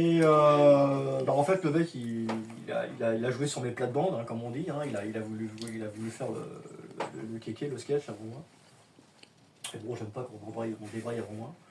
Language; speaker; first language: French; native; French